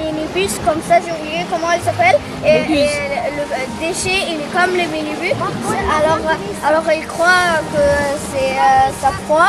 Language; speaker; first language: French; non-native, learner; Arabic